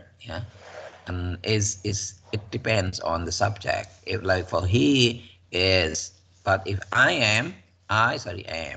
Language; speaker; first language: English; non-native, fluent; Indonesian